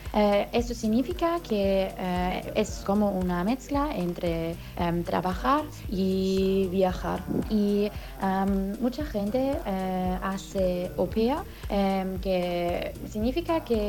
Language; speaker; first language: Spanish; non-native, fluent; German